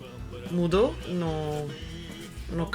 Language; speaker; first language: Portuguese; non-native, learner; Spanish